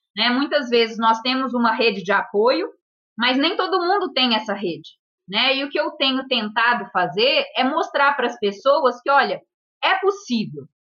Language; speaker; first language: Portuguese; native; Portuguese